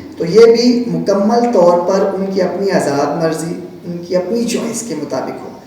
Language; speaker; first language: Urdu; non-native, local second language; Punjabi